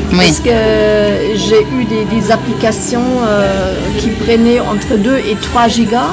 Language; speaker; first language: French; non-native, fluent; German